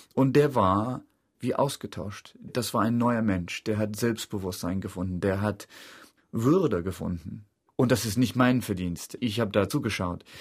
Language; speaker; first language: German; non-native, fluent; English